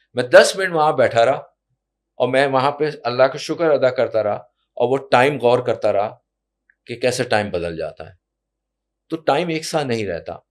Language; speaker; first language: Urdu; native; Urdu